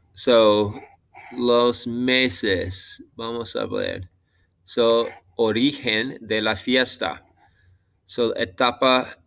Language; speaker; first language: Spanish; non-native, fluent; English